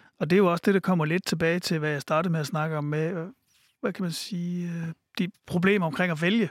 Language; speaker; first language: Danish; native; Danish